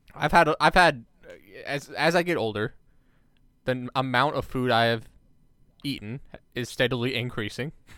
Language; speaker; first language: English; native; English